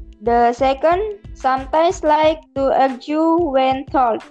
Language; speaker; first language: English; non-native, learner; Indonesian